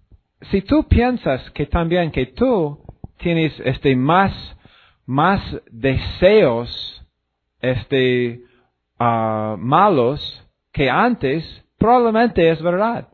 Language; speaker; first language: Spanish; non-native, fluent; English